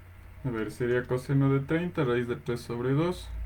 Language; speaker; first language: Spanish; native; Spanish